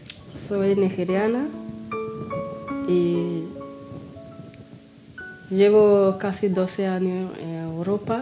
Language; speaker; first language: Spanish; non-native, learner; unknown